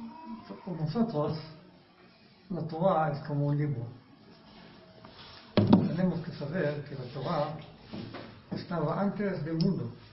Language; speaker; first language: Spanish; non-native, learner; Hebrew